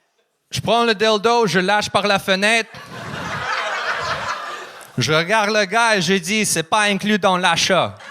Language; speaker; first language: French; non-native, learner; Russian